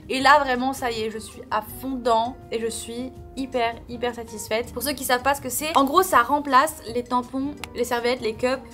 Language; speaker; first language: French; early bilingual, other home language; Portuguese